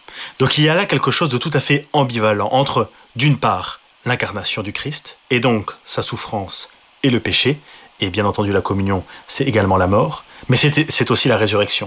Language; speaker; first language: French; native; French